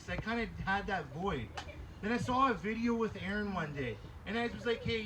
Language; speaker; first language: English; early bilingual, other home language; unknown